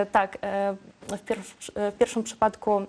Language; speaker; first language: Polish; non-native, local second language; Ukrainian